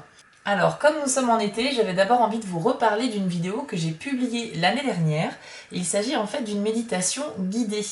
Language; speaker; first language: French; native; French